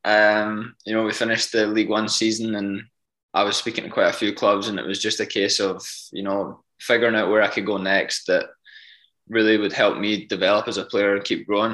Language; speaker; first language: English; native; English